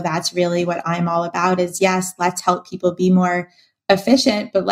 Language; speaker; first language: English; native; English